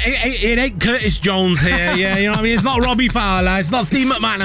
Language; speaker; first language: English; native; English